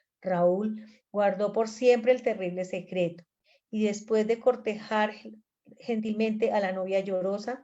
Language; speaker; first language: Spanish; native; Spanish